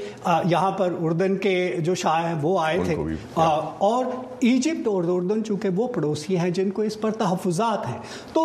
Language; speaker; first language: Urdu; native; Urdu